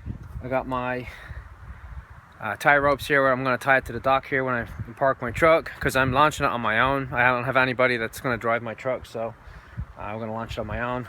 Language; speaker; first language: English; native; English